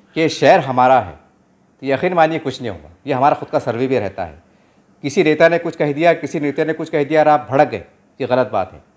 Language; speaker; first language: Hindi; non-native, local second language; Urdu